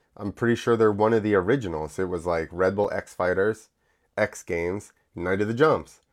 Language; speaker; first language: English; early bilingual, other home language; Italian